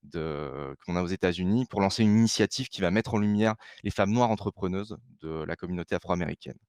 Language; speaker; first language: French; native; French